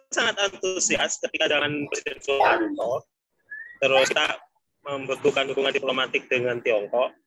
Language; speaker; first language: Indonesian; native; Indonesian